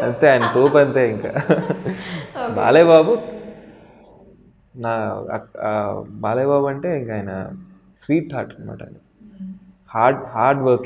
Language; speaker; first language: Telugu; native; Telugu